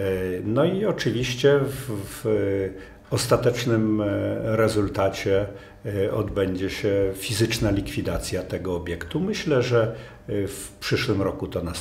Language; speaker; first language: Polish; native; Polish